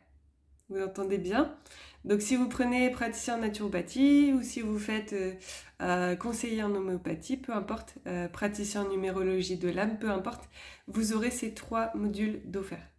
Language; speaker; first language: French; native; French